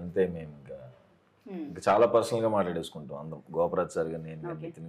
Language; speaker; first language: Telugu; native; Telugu